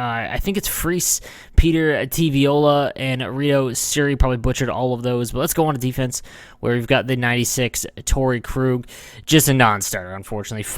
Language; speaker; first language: English; native; English